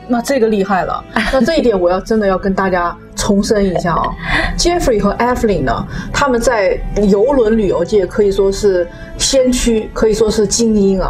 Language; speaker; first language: Chinese; native; Chinese